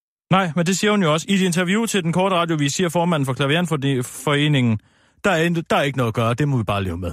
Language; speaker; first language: Danish; native; Danish